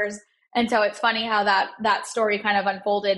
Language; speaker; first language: English; native; English